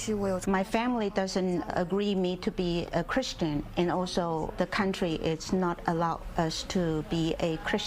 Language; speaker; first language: English; non-native, learner; Chinese